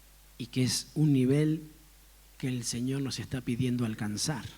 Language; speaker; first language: Spanish; native; Spanish